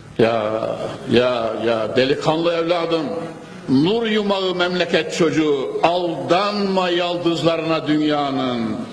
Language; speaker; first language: Turkish; native; Turkish